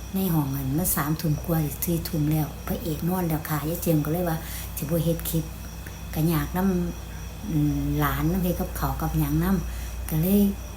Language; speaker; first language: Thai; native; Thai